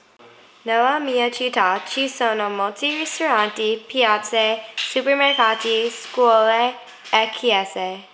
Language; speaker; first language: Italian; non-native, learner; English